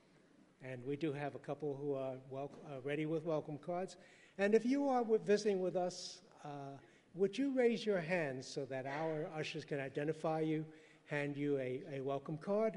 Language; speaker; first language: English; early bilingual, other home language; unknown